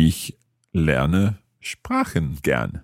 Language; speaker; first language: German; non-native, learner; English